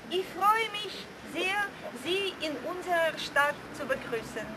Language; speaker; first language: German; non-native, fluent; Russian